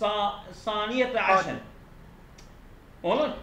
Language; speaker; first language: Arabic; non-native, fluent; Turkish